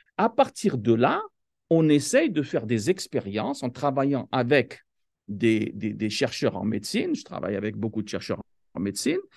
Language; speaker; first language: French; non-native, local second language; Kabyle